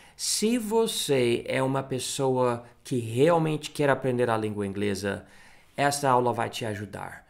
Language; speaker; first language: Portuguese; non-native, fluent; English